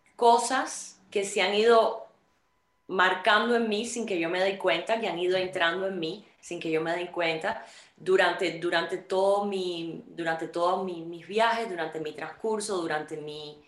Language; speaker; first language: Spanish; native; Spanish